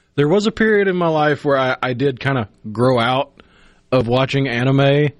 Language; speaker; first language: English; native; English